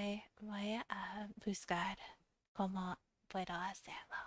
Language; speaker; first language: Spanish; non-native, fluent; English